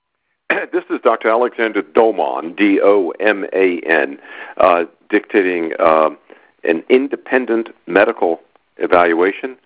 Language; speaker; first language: English; native; English